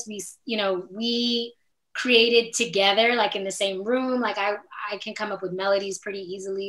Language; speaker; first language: English; native; English